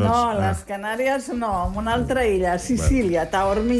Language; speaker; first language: Catalan; native; Catalan